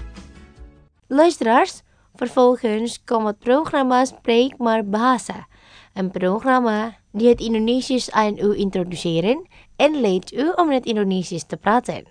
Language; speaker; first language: Dutch; non-native, learner; Indonesian